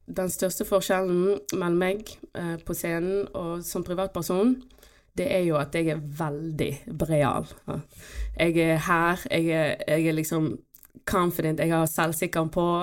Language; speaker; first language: Norwegian; early bilingual, other home language; Portuguese